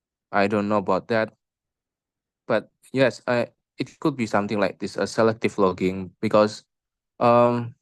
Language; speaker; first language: English; non-native, local second language; Indonesian